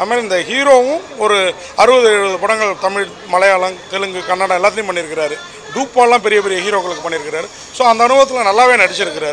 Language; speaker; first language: Tamil; native; Tamil